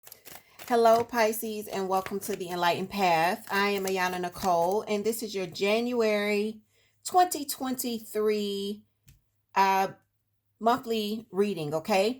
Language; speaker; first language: English; native; English